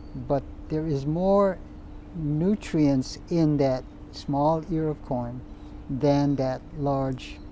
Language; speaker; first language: English; native; English